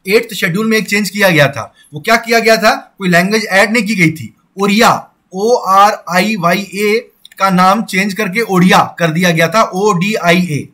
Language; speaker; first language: Hindi; non-native, local second language; Maithili